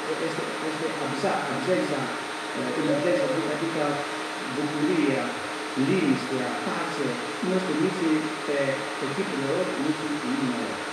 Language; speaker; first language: Romanian; non-native, learner; Greek